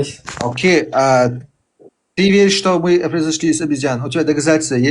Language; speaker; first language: Russian; early bilingual, heritage; Chechen